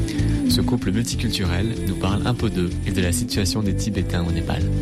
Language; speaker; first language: French; native; French